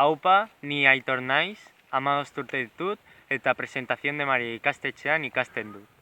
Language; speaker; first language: Basque; non-native, local second language; Spanish